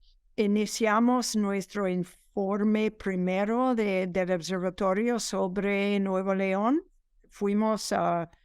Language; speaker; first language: Spanish; non-native, fluent; English